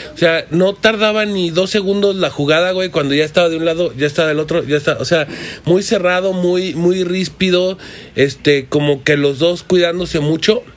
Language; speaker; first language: Spanish; native; Spanish